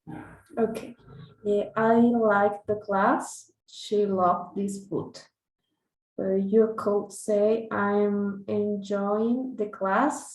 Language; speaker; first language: English; non-native, learner; Spanish